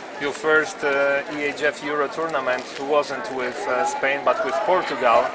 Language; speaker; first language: English; non-native, learner; Polish